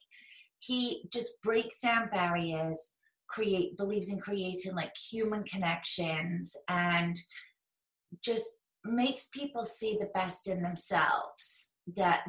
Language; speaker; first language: English; native; English